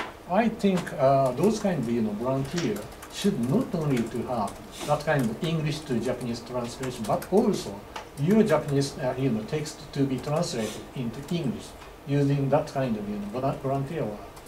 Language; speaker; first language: English; non-native, fluent; Japanese